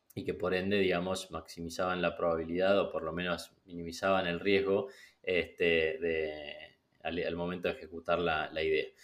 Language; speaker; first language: Spanish; native; Spanish